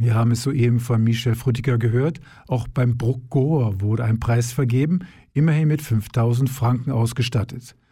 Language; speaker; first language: German; native; German